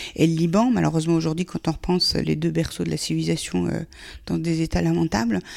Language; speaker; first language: French; early bilingual, other home language; Persian